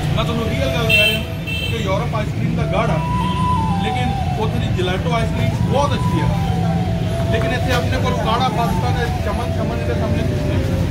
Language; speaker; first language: Urdu; native; Urdu